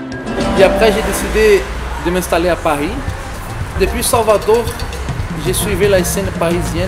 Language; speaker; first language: French; non-native, fluent; Portuguese